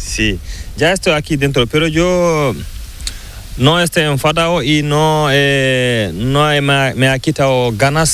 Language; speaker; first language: Spanish; non-native, learner; Fula